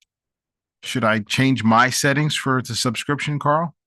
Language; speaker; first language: English; native; English